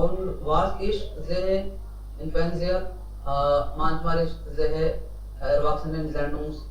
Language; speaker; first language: German; non-native, learner; Hindi